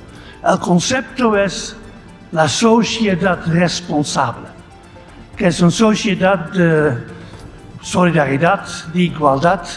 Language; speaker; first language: Spanish; non-native, fluent; Dutch